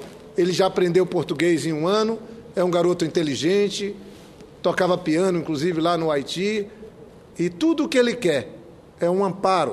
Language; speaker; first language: Portuguese; native; Portuguese